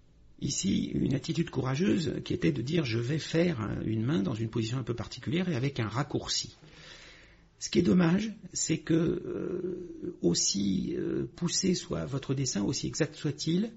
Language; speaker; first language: French; native; French